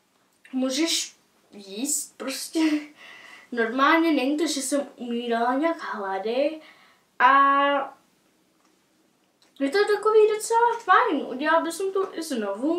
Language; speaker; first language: Czech; early bilingual, heritage; Czech